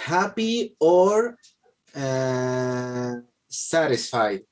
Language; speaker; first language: English; non-native, learner; Spanish